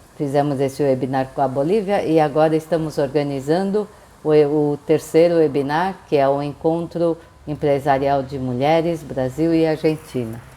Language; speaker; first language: Portuguese; early bilingual, other home language; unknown